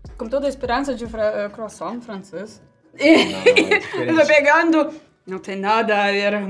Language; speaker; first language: Portuguese; non-native, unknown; Russian